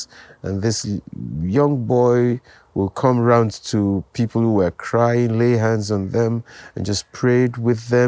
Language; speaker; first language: English; non-native, local second language; Yoruba